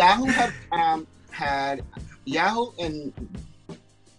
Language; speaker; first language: English; early bilingual, other home language; Spanish